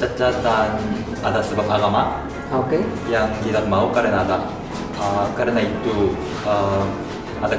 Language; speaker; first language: Indonesian; non-native, fluent; Korean